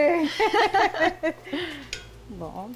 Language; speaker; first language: French; non-native, fluent; Spanish